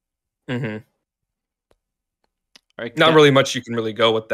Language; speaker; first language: English; native; English